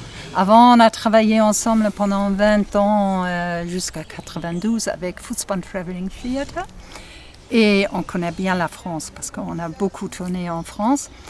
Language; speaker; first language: French; non-native, fluent; German